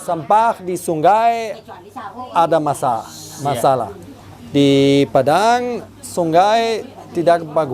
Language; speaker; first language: Indonesian; non-native, learner; German